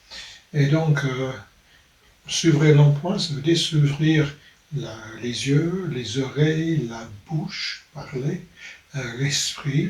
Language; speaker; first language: French; non-native, fluent; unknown